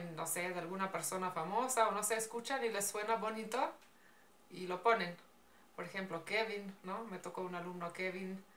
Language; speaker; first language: Spanish; non-native, fluent; Slovenian